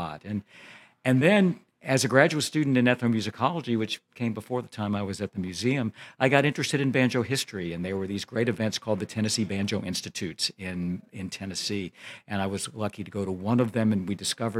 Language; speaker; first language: English; native; English